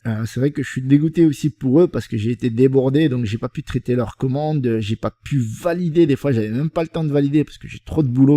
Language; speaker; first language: French; native; French